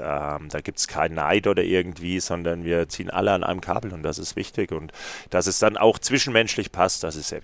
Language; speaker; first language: German; native; German